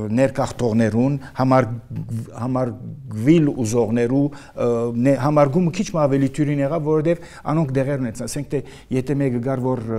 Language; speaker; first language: Armenian; early bilingual, heritage; Armenian